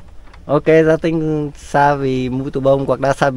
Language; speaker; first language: Portuguese; non-native, learner; Vietnamese